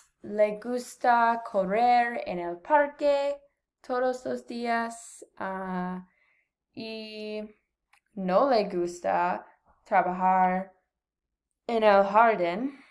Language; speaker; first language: Spanish; non-native, learner; English